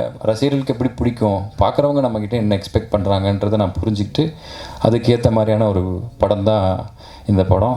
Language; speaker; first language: Tamil; native; Tamil